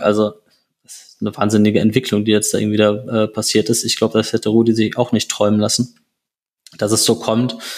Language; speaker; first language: German; native; German